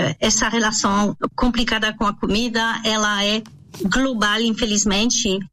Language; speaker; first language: Portuguese; non-native, fluent; French